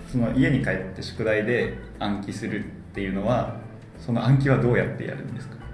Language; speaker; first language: Japanese; native; Japanese